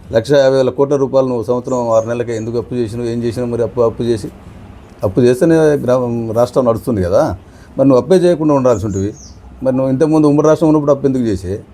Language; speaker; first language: Telugu; non-native, local second language; Lambadi